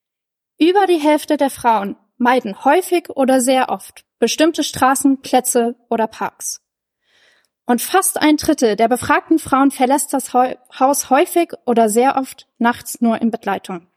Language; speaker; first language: German; native; German